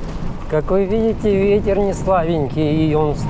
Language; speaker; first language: Russian; native; Russian